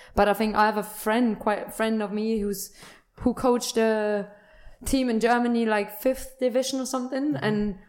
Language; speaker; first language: English; non-native, fluent; German